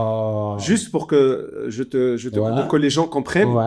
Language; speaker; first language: French; non-native, local second language; Arabic